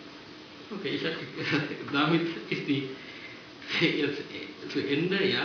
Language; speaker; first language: German; non-native, fluent; Sinhala